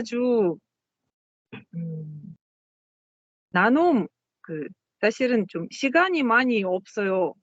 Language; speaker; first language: Korean; non-native, learner; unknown